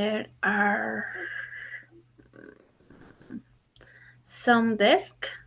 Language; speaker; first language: English; non-native, learner; Spanish